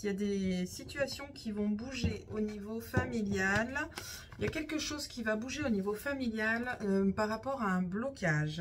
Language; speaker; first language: French; native; French